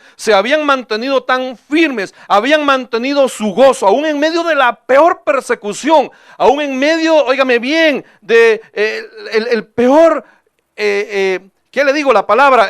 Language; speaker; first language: Spanish; native; Spanish